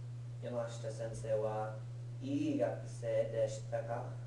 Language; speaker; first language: Japanese; non-native, learner; English